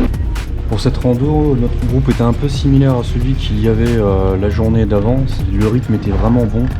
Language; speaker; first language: French; native; French